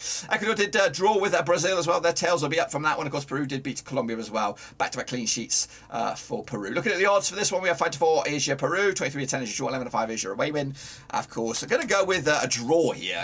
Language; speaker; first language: English; native; English